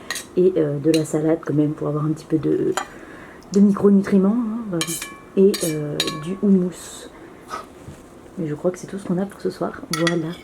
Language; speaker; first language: French; native; French